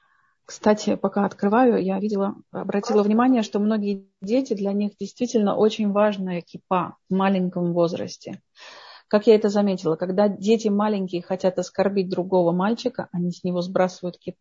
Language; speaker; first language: Russian; native; Russian